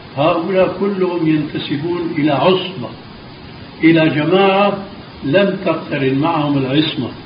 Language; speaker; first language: Arabic; early bilingual, other home language; Albanian